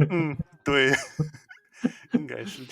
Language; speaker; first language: Chinese; non-native, fluent; English